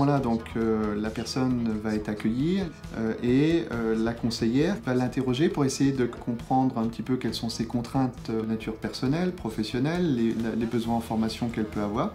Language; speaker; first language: French; native; French